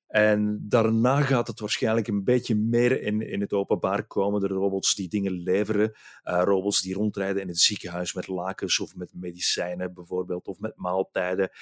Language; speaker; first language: Dutch; native; Dutch